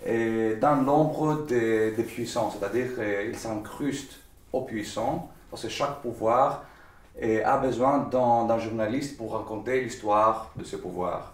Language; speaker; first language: French; non-native, fluent; Greek